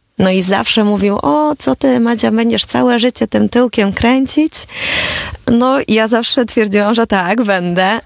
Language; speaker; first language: Polish; native; Polish